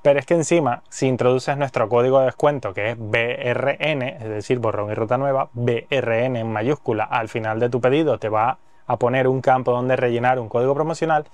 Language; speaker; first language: Spanish; native; Spanish